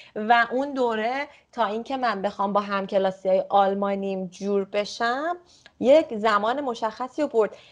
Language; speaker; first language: Persian; early bilingual, heritage; Persian